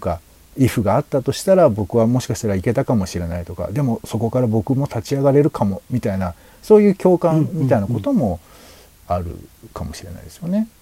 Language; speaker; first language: Japanese; native; Japanese